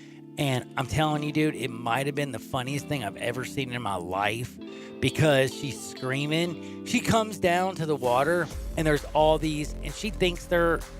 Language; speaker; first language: English; native; English